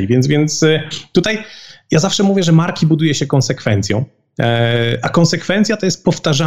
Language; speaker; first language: Polish; native; Polish